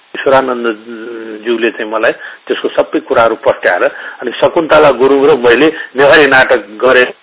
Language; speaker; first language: Nepali; non-native, local second language; Newari